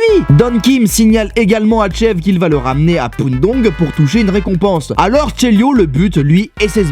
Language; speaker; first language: French; native; French